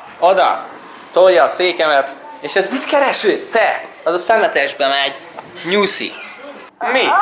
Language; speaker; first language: Hungarian; native; Hungarian